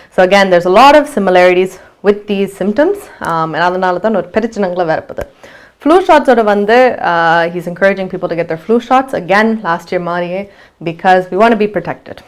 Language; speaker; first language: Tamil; early bilingual, heritage; Tamil